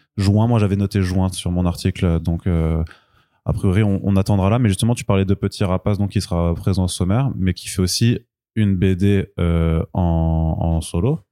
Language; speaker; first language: French; native; French